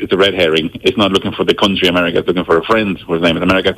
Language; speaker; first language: English; non-native, fluent; Spanish